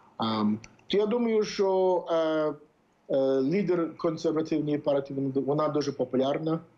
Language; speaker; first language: Ukrainian; early bilingual, heritage; English